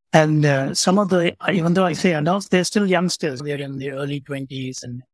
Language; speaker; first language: English; non-native, local second language; Tamil